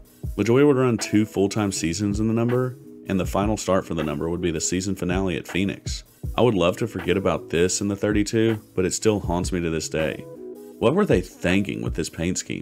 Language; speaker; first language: English; native; English